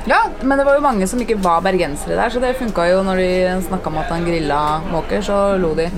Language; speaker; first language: Norwegian; early bilingual, other home language; Turkish